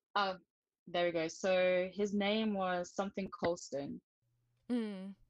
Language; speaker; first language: English; native; English